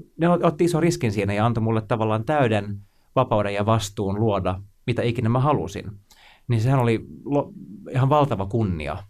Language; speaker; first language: Finnish; non-native, local second language; Swedish